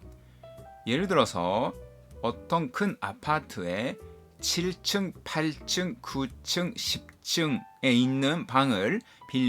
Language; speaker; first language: Korean; non-native, fluent; Japanese